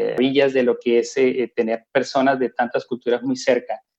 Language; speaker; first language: Spanish; native; Spanish